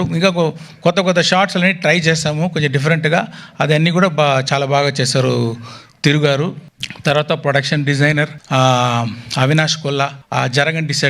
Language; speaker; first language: Telugu; non-native, local second language; Tamil